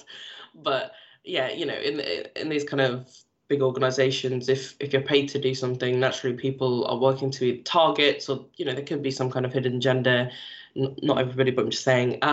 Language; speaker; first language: English; native; English